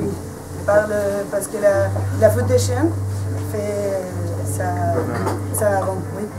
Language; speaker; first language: French; non-native, learner; Spanish